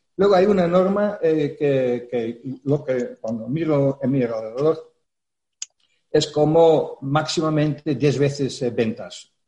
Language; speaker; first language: Spanish; non-native, fluent; Dutch